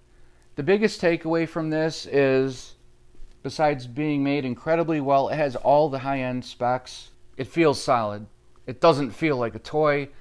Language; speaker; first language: English; native; English